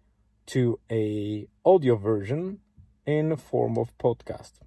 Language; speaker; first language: English; non-native, fluent; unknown